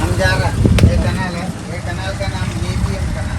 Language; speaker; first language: Hindi; non-native, local second language; Malayalam